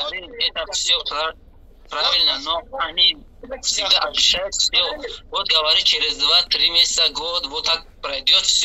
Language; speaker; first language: Russian; non-native, learner; Tajik